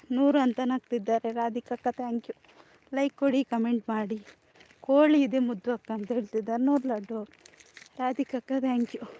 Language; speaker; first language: Kannada; non-native, local second language; Tulu